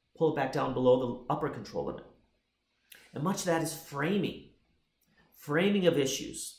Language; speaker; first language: English; native; English